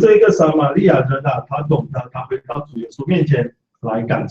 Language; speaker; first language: Chinese; native; Chinese